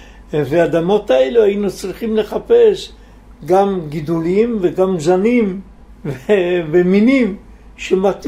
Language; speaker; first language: Hebrew; non-native, fluent; Italian